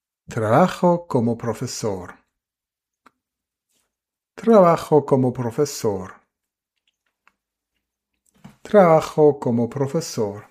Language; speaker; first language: Spanish; non-native, fluent; German